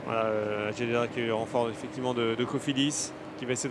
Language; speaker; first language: French; native; French